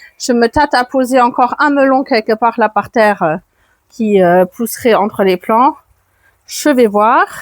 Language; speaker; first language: French; non-native, fluent; German